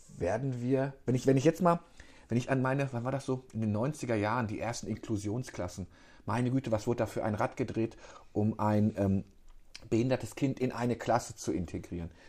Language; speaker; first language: German; native; German